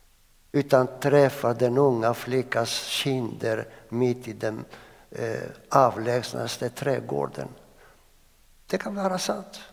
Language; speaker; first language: Swedish; non-native, fluent; Greek